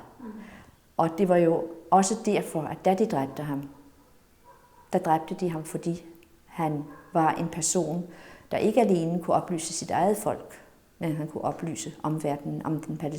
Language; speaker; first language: Danish; native; Danish